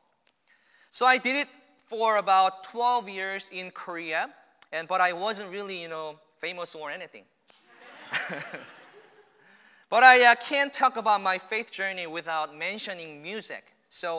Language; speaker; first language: English; non-native, fluent; Korean